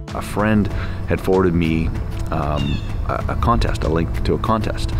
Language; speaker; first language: English; native; English